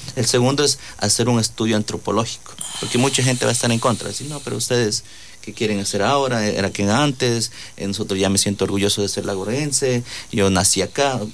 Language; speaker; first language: Spanish; non-native, local second language; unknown